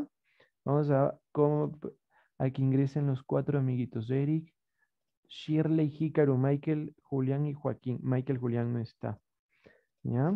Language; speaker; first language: Spanish; native; Spanish